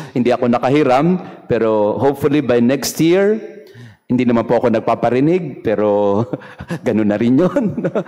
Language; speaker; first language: Filipino; non-native, local second language; Bikol